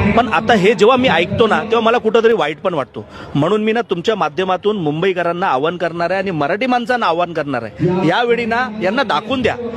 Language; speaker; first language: Marathi; non-native, local second language; Gujarati